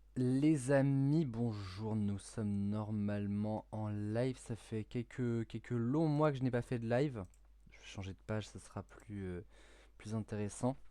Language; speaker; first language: French; native; French